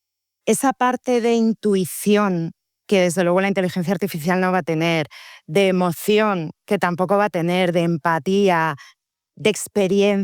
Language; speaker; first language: Spanish; native; Spanish